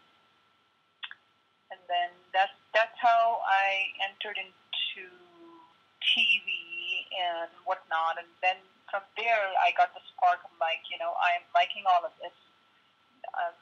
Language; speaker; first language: English; non-native, local second language; Hindi